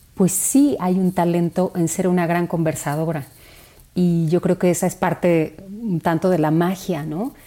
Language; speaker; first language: Spanish; native; Spanish